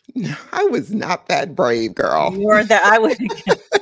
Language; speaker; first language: English; native; English